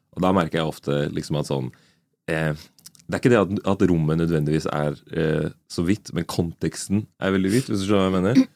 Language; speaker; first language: Norwegian; early bilingual, other home language; Nigerian Pidgin